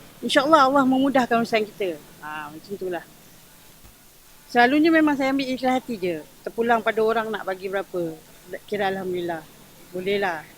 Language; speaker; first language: Malay; native; Malay